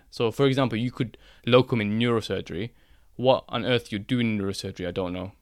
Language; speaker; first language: English; native; English